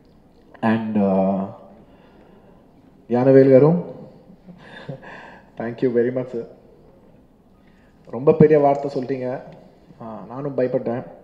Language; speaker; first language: Tamil; non-native, local second language; Telugu